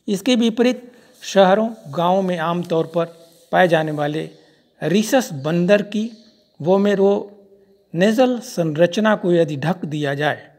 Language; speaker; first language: Hindi; native; Hindi